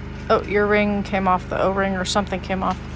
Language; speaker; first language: English; native; English